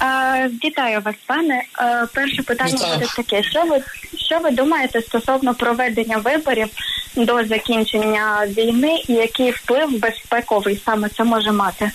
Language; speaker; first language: Ukrainian; native; Ukrainian